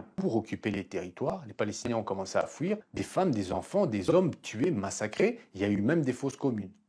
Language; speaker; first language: French; non-native, local second language; Lingala